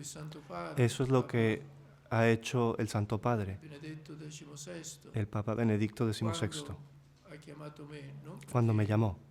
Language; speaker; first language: Spanish; non-native, fluent; Italian